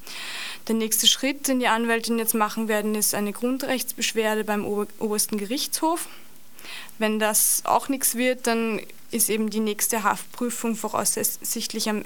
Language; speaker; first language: German; native; German